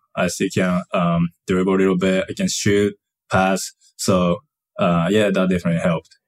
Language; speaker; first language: English; non-native, fluent; Japanese